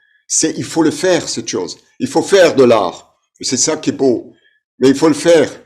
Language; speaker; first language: French; non-native, fluent; German